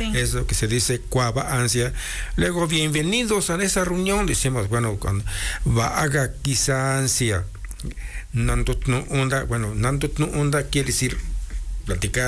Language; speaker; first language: Spanish; non-native, local second language; Mixtepec Mixtec